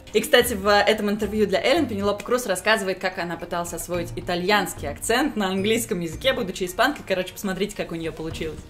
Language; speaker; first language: Russian; native; Russian